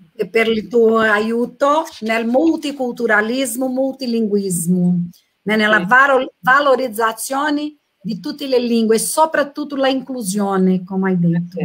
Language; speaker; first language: Italian; non-native, fluent; Portuguese